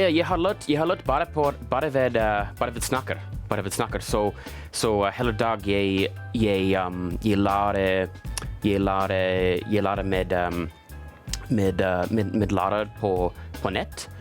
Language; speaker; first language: Norwegian; non-native, learner; English